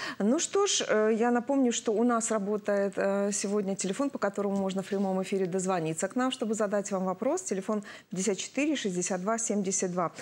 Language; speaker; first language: Russian; native; Russian